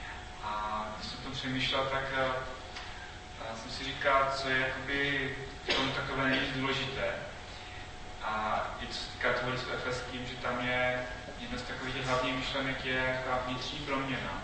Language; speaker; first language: Czech; non-native, fluent; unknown